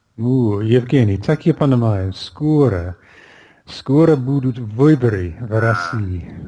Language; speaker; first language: Russian; non-native, fluent; English